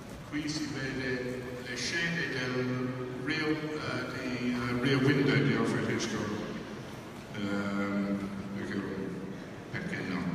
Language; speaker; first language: Italian; non-native, fluent; English